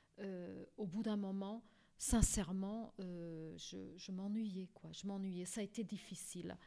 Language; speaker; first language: French; early bilingual, other home language; Portuguese